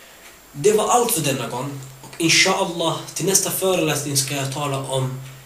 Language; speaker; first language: Swedish; early bilingual, other home language; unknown